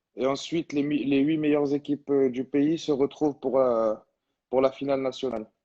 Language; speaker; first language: French; non-native, local second language; Arabic